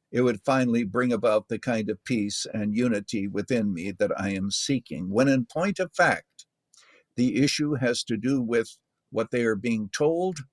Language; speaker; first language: English; native; English